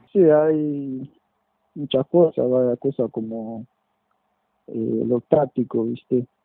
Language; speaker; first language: Spanish; non-native, fluent; French